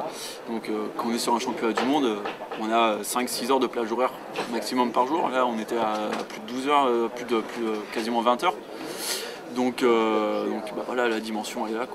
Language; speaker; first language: French; native; French